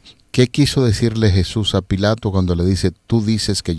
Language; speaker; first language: Spanish; native; Spanish